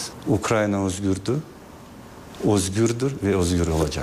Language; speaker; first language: Turkish; non-native, fluent; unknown